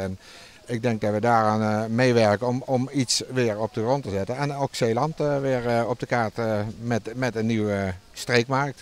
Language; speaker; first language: Dutch; native; Dutch